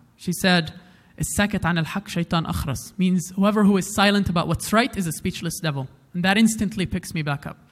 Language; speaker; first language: English; non-native, fluent; Arabic